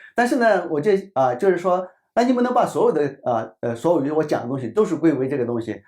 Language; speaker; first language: Chinese; native; Chinese